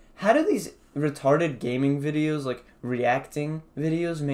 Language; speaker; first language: English; early bilingual, other home language; Russian